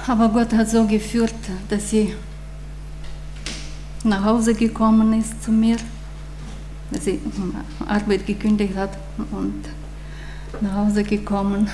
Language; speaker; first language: German; non-native, fluent; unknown